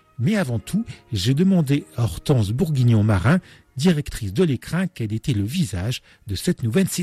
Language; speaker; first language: French; native; French